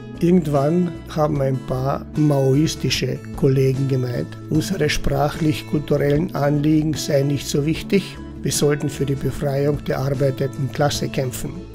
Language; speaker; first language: German; non-native, local second language; Slovenian